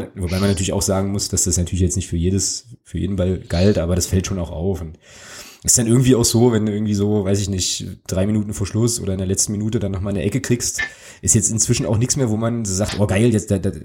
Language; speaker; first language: German; native; German